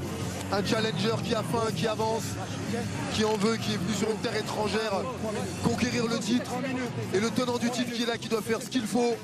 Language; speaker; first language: French; native; French